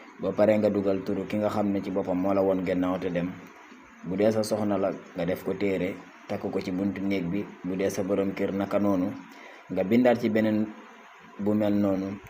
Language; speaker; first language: Wolof; non-native, local second language; Fula